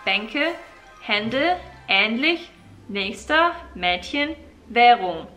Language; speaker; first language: German; non-native, learner; English